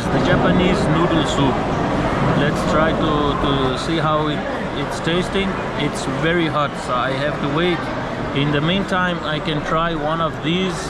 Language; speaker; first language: English; non-native, fluent; Pashto